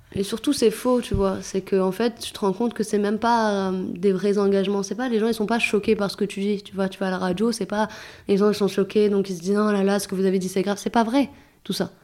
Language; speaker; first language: French; early bilingual, other home language; Arabic